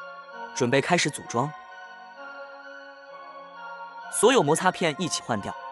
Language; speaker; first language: Chinese; native; Chinese